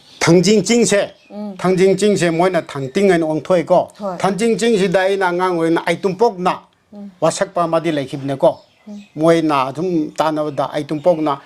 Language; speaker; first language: Manipuri; non-native, local second language; Tangkhul Naga (India)